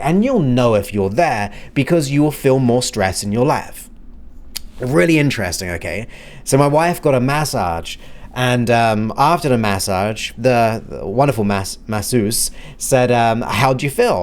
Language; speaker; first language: English; native; English